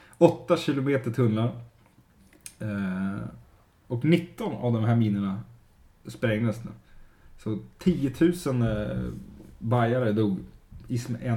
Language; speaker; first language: Swedish; native; Swedish